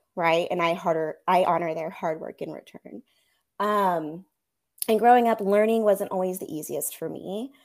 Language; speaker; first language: English; native; English